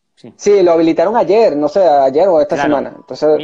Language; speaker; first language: Spanish; native; Spanish